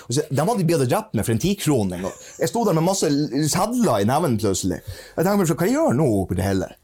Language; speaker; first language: Norwegian; native; Norwegian